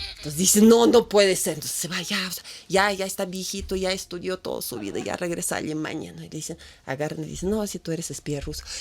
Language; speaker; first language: Spanish; non-native, fluent; Russian